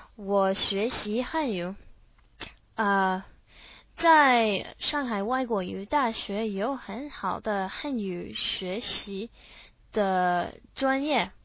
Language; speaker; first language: Chinese; non-native, learner; English